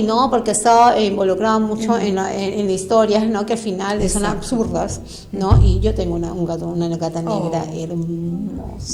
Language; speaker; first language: Spanish; native; Spanish